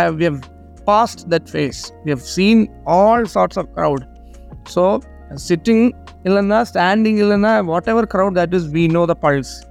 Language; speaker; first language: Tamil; non-native, learner; Malayalam